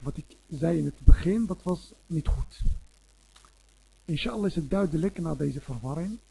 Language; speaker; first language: Dutch; non-native, fluent; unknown